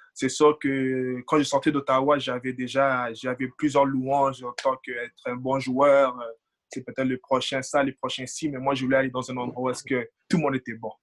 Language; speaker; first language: French; early bilingual, other home language; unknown